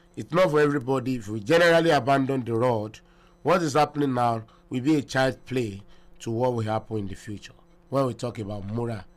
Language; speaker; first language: English; non-native, local second language; Yoruba